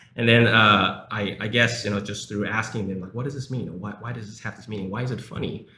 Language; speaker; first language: English; early bilingual, other home language; Chinese